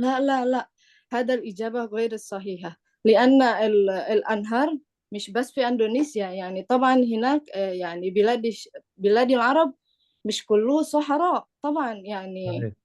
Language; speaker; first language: Arabic; non-native, learner; Indonesian